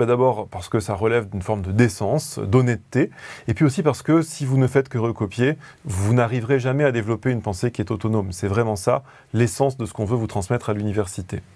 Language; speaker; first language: French; native; French